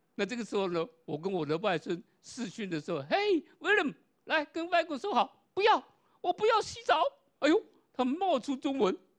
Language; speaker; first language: Chinese; non-native, local second language; Hakka Chinese